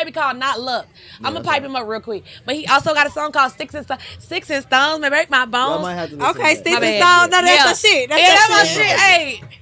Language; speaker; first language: English; native; English